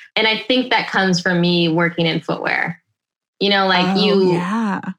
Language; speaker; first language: English; native; English